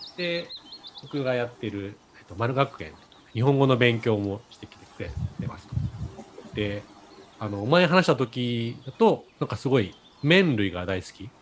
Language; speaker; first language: Japanese; native; Japanese